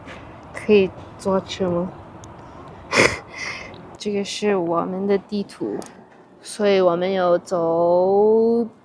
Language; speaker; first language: Chinese; non-native, learner; English